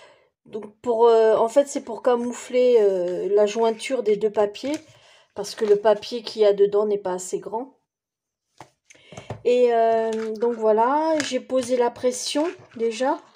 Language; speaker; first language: French; native; French